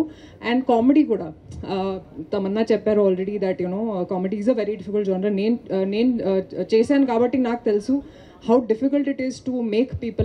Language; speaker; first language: Telugu; non-native, local second language; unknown